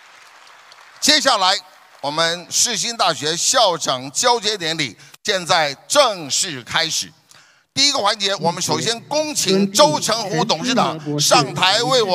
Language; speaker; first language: Chinese; native; Chinese